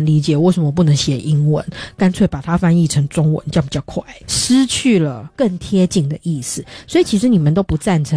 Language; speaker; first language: Chinese; non-native, local second language; Min Nan Chinese